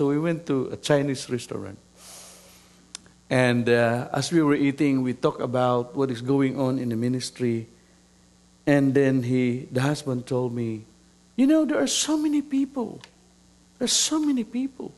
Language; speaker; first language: English; non-native, local second language; Cebuano